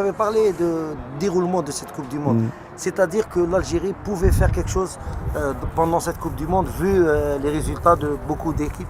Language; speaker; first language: French; non-native, local second language; Arabic